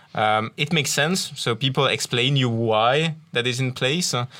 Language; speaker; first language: English; non-native, fluent; French